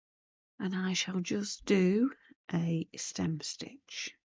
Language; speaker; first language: English; native; English